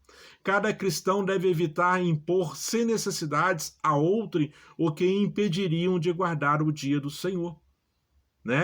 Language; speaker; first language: Portuguese; native; Portuguese